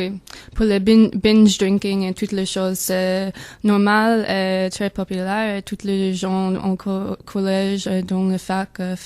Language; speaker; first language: French; non-native, learner; English